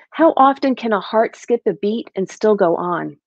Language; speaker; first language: English; native; English